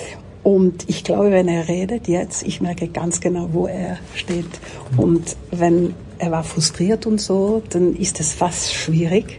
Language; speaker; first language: German; non-native, local second language; French